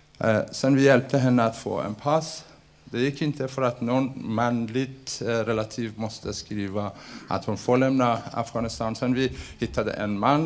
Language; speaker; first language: Swedish; non-native, fluent; Persian